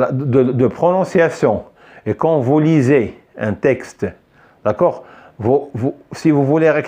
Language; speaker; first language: French; non-native, local second language; Arabic